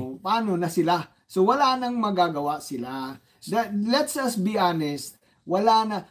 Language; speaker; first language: Filipino; non-native, local second language; Cebuano